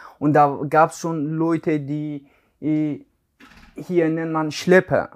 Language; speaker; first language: German; non-native, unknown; Persian